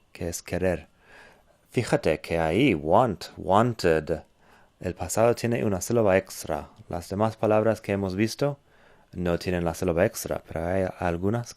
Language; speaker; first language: Spanish; non-native, fluent; English